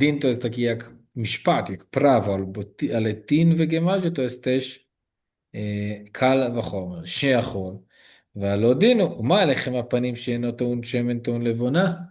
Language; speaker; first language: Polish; non-native, learner; Hebrew